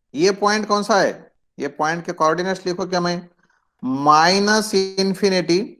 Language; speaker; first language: Hindi; non-native, local second language; Marathi